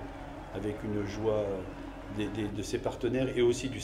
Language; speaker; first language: French; native; French